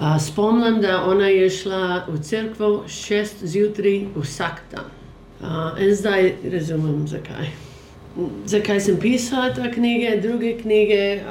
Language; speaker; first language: Slovenian; early bilingual, heritage; Slovenian